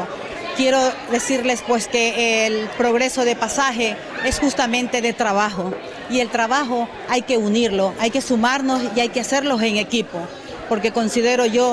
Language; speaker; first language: Spanish; native; Spanish